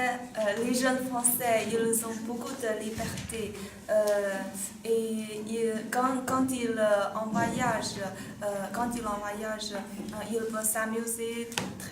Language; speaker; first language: French; non-native, learner; Chinese